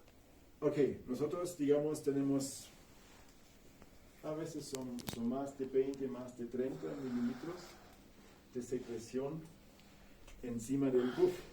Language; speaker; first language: Spanish; non-native, fluent; German